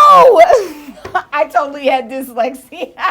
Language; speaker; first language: English; native; English